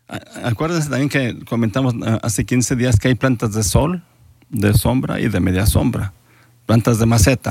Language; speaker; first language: Spanish; native; Spanish